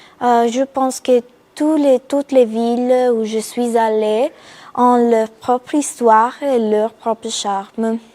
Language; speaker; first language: French; non-native, fluent; Italian